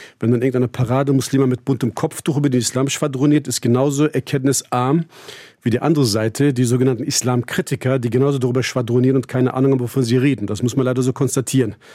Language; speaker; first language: German; early bilingual, other home language; Turkish